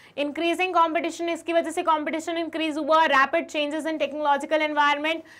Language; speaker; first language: Hindi; native; Hindi